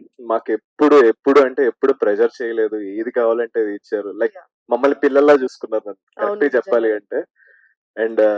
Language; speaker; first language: Telugu; native; Telugu